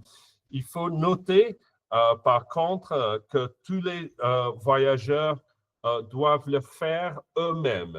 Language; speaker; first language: French; non-native, fluent; English